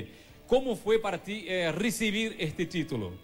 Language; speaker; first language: Spanish; non-native, learner; Portuguese